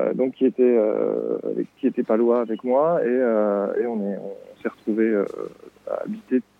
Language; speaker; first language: French; native; French